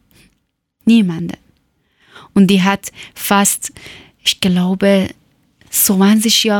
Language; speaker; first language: German; non-native, learner; Persian